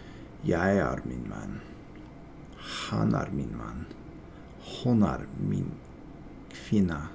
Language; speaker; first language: Swedish; non-native, learner; English